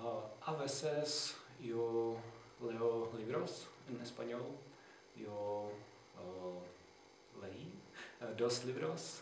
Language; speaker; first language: Spanish; non-native, learner; Czech